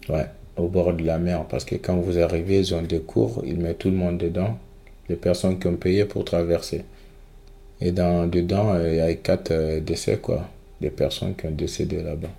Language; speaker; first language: French; non-native, local second language; Fula